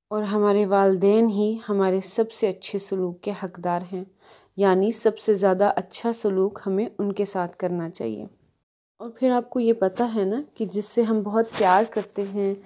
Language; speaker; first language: Urdu; native; Urdu